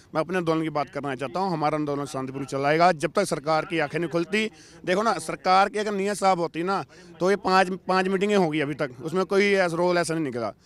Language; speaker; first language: Hindi; native; Hindi